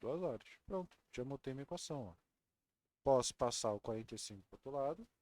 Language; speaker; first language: Portuguese; native; Portuguese